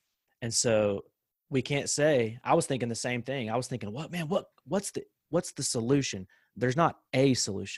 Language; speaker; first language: English; native; English